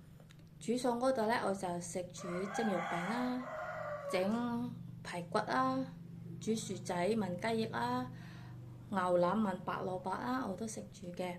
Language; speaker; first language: Cantonese; non-native, fluent; Indonesian